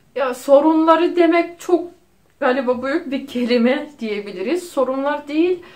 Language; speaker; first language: Turkish; non-native, fluent; Russian